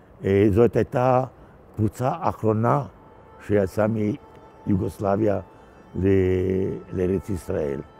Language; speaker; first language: Hebrew; non-native, fluent; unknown